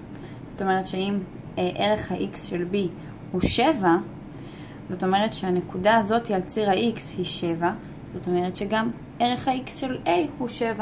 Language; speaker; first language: Hebrew; native; Hebrew